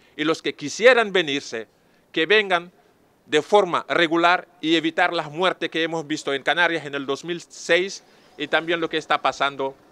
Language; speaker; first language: Spanish; non-native, fluent; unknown